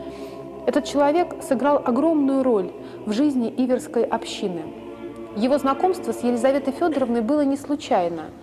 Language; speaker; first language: Russian; native; Russian